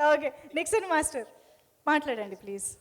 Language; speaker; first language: Telugu; native; Telugu